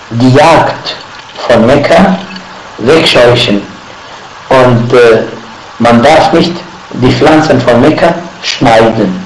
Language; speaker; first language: German; non-native, fluent; Arabic